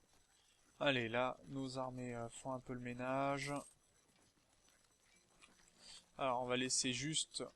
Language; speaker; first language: French; native; French